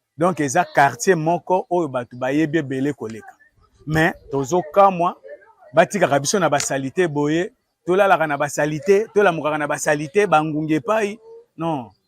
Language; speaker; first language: Lingala; native; Lingala